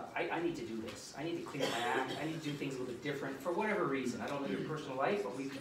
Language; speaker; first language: English; native; English